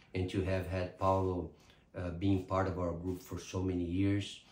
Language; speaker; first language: English; non-native, fluent; Portuguese